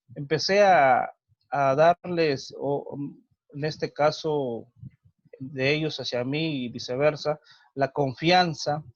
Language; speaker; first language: Spanish; non-native, local second language; Nahuatl languages